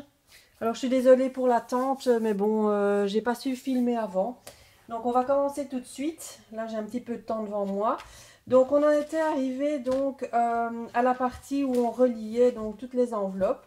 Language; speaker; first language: French; native; French